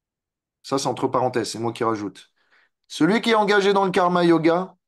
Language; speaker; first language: French; native; French